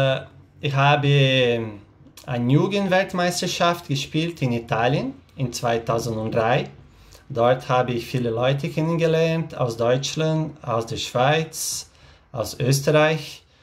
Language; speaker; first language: German; non-native, learner; Portuguese